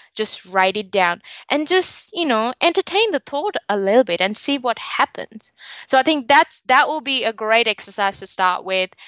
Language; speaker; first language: English; non-native, local second language; Sinhala